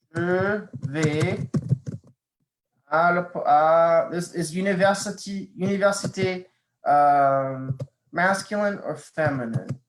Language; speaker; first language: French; non-native, fluent; English